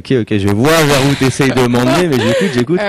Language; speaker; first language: French; native; French